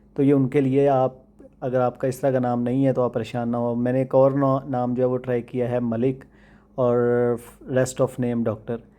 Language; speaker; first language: Urdu; non-native, local second language; Punjabi